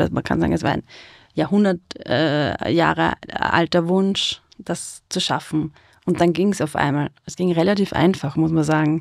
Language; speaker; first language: German; native; German